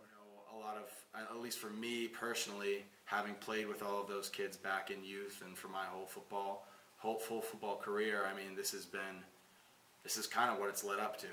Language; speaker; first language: English; native; English